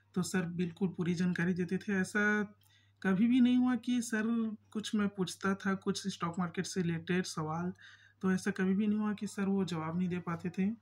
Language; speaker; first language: Hindi; native; Hindi